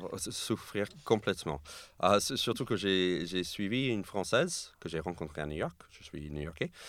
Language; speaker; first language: French; non-native, fluent; English